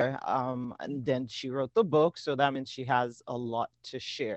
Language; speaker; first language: English; non-native, local second language; Yoruba